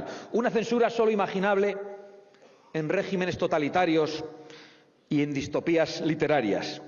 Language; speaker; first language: Spanish; native; Spanish